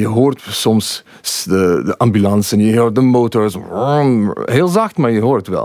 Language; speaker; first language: Dutch; non-native, fluent; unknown